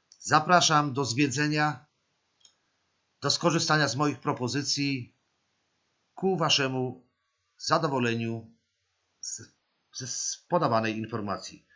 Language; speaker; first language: Polish; native; Polish